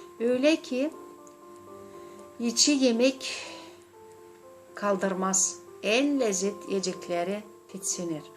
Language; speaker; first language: Turkish; non-native, learner; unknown